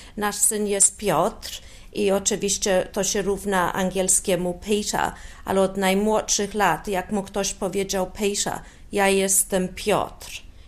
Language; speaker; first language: Polish; early bilingual, heritage; Polish